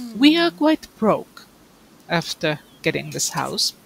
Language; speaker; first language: English; non-native, fluent; Finnish